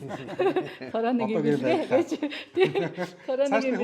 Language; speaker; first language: Mongolian; native; Mongolian